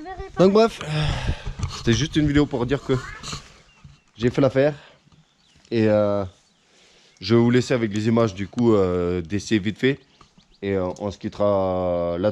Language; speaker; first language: French; native; French